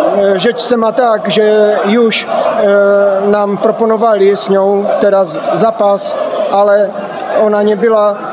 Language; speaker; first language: Polish; non-native, learner; Czech